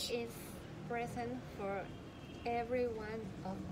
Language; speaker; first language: English; non-native, learner; Spanish